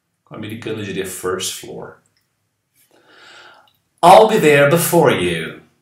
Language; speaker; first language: English; non-native, fluent; Portuguese